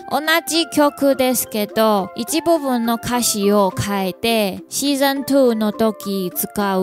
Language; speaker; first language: Japanese; non-native, learner; Chinese